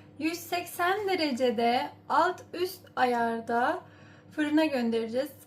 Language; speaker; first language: Turkish; early bilingual, heritage; Turkish